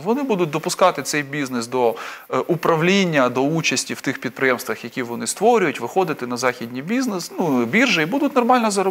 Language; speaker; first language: Ukrainian; native; Ukrainian